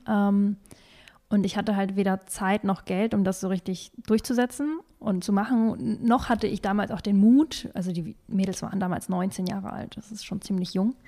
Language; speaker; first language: German; early bilingual, other home language; Russian